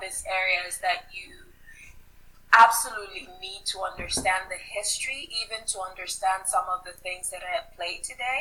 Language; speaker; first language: English; non-native, local second language; Yoruba